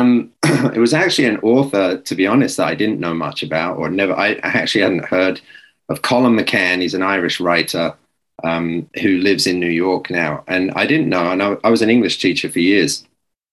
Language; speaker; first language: English; native; English